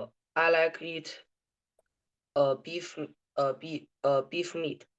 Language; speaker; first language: English; non-native, learner; Chinese